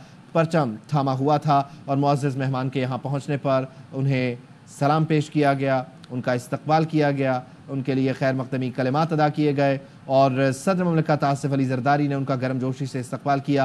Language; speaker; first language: Urdu; native; Urdu